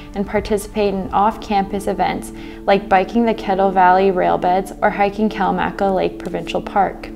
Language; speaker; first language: English; native; English